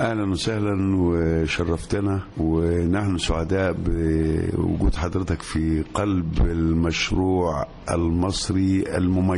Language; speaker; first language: Arabic; native; Arabic